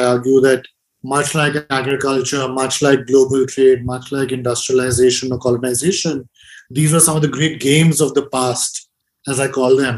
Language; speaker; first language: English; non-native, local second language; Hindi